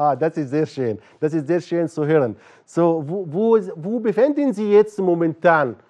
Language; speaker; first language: German; non-native, learner; Arabic